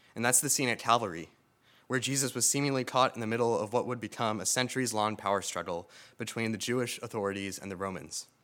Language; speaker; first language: English; native; English